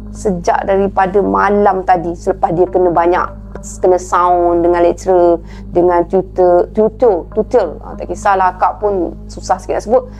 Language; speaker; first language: Malay; native; Malay